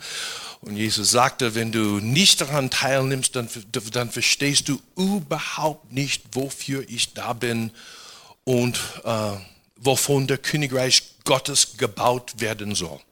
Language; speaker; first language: German; non-native, fluent; English